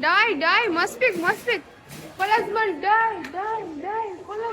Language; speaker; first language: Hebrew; non-native, learner; Gujarati